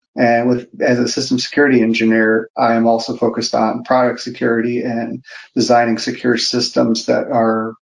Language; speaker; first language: English; native; English